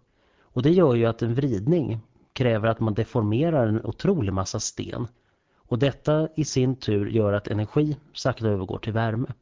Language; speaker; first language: Swedish; native; Swedish